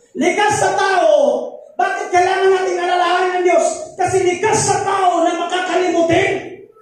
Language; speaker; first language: Filipino; non-native, local second language; Cebuano